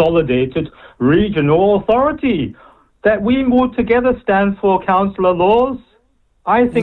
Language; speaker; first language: English; native; English